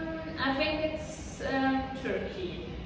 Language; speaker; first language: English; non-native, fluent; Swiss German